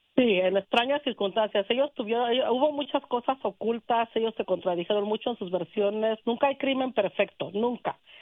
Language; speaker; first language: Spanish; native; Spanish